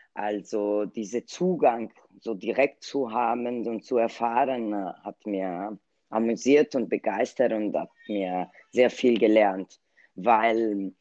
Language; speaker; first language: German; non-native, learner; Italian